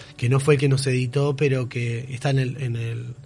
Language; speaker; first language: Spanish; native; Spanish